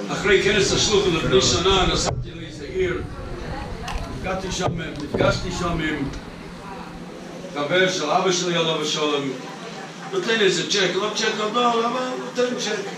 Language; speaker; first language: Hebrew; non-native, fluent; English